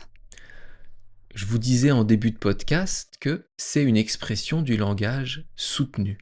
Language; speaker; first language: French; native; French